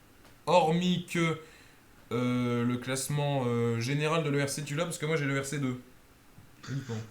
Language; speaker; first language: French; native; French